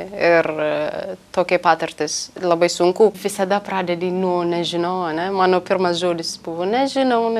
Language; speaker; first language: Lithuanian; non-native, learner; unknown